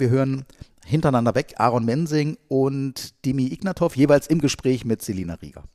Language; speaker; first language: German; native; German